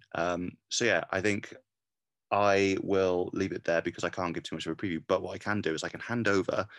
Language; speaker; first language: English; native; English